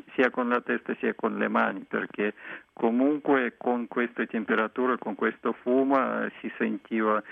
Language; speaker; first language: Italian; non-native, fluent; Russian